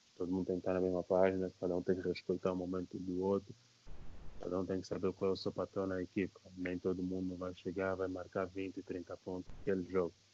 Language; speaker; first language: Portuguese; native; Portuguese